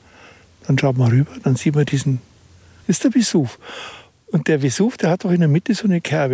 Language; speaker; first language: German; native; German